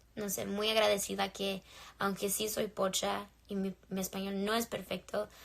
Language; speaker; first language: Spanish; early bilingual, other home language; English